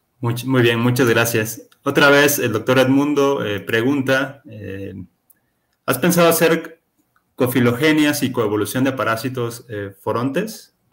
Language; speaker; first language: Spanish; native; Spanish